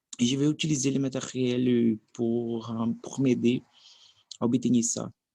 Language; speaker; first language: French; non-native, learner; Portuguese